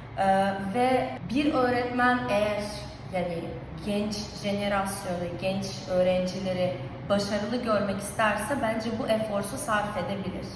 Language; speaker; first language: Turkish; non-native, fluent; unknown